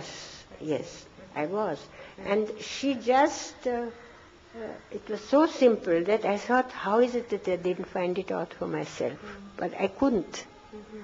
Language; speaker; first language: English; non-native, fluent; German